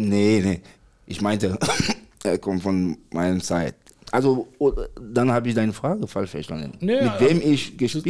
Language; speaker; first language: German; non-native, fluent; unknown